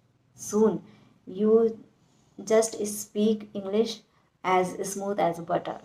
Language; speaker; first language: English; non-native, learner; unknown